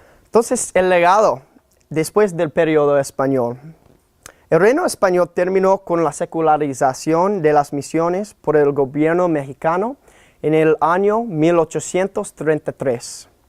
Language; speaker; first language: Spanish; non-native, learner; English